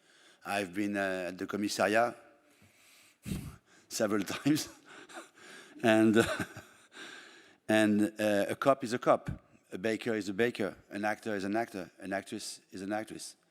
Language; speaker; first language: English; non-native, fluent; French